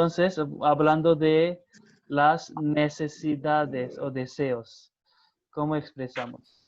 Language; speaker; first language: Spanish; non-native, fluent; Hindi